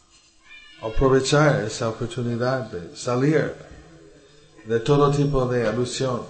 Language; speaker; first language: Spanish; non-native, learner; English